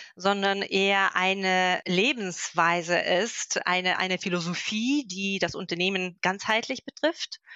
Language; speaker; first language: German; non-native, fluent; Russian